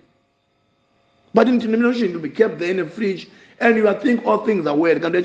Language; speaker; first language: English; non-native, local second language; Zulu